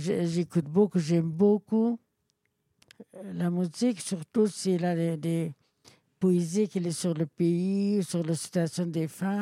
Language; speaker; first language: French; non-native, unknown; Persian